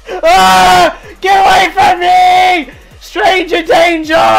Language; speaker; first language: English; native; English